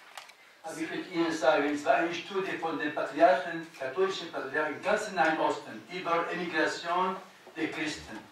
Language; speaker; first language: German; non-native, learner; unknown